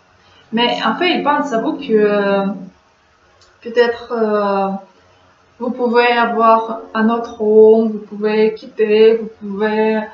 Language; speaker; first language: French; non-native, learner; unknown